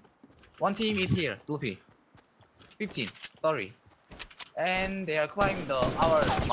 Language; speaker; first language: English; non-native, learner; Korean